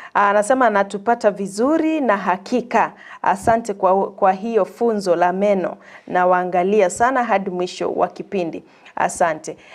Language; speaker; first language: Swahili; non-native, local second language; Gusii